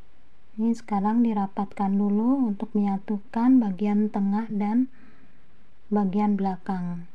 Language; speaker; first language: Indonesian; native; Indonesian